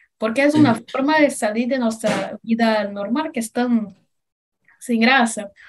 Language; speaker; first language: Spanish; non-native, learner; Portuguese